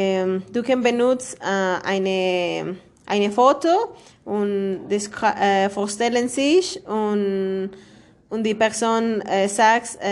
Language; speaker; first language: German; non-native, learner; Spanish